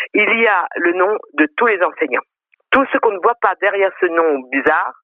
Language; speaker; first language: French; non-native, local second language; Réunion Creole French